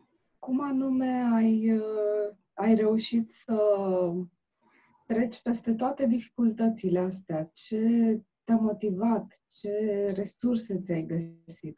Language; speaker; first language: Romanian; native; Romanian